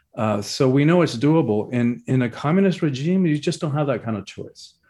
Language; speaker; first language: English; early bilingual, other home language; Spanish